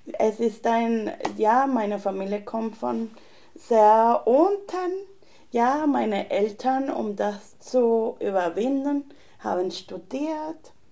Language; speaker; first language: German; non-native, fluent; Spanish